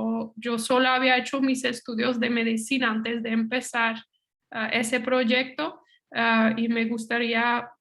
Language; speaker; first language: Spanish; non-native, fluent; Dutch